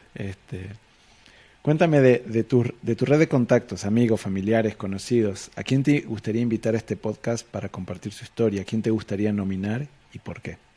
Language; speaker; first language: Spanish; native; Spanish